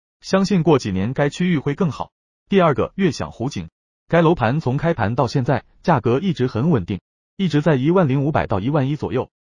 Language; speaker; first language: Chinese; native; Chinese